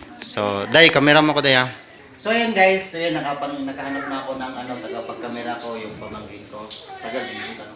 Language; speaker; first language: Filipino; non-native, local second language; Cebuano